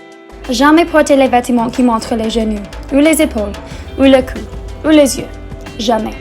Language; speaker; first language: French; non-native, learner; English